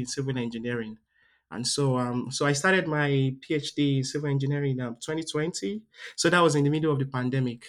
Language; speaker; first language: English; non-native, local second language; Yoruba